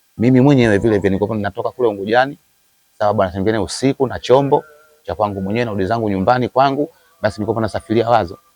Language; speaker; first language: Swahili; native; Swahili